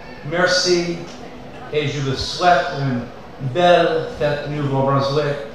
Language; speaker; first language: French; non-native, fluent; English